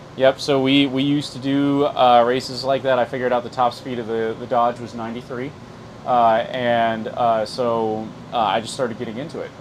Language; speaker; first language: English; native; English